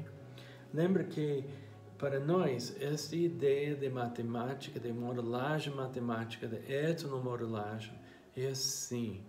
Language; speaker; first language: Portuguese; non-native, fluent; English